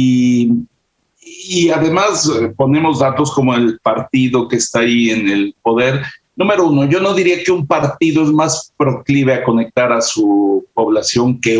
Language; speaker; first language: Spanish; native; Spanish